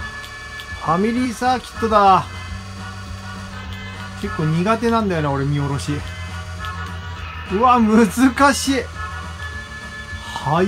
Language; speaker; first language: Japanese; native; Japanese